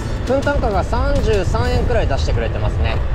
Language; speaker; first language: Japanese; native; Japanese